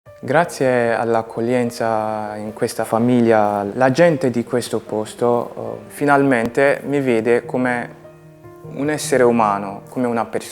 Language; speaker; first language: Italian; non-native, fluent; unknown